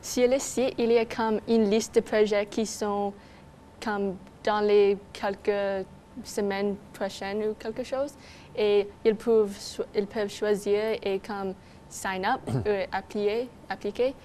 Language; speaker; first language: French; non-native, local second language; English